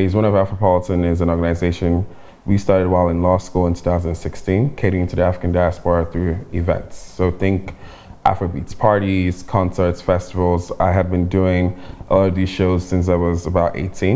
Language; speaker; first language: English; non-native, local second language; Igbo